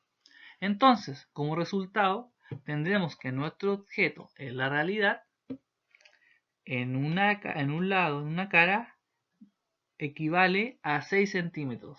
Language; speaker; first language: Spanish; native; Spanish